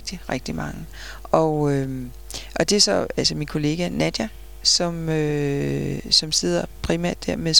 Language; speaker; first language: Danish; native; Danish